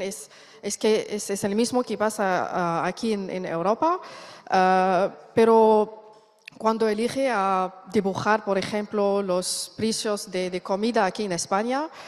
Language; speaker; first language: Spanish; non-native, learner; Arabic